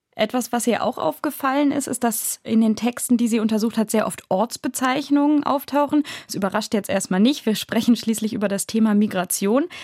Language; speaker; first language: German; native; German